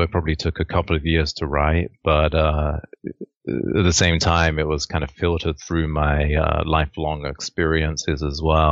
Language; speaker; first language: English; native; English